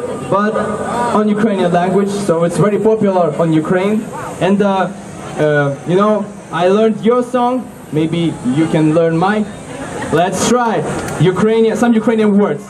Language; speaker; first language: English; non-native, fluent; Ukrainian